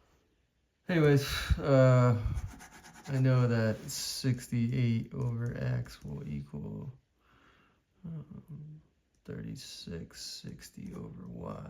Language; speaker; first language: English; native; English